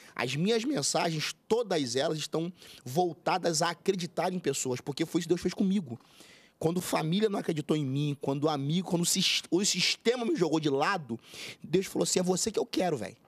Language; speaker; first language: Portuguese; native; Portuguese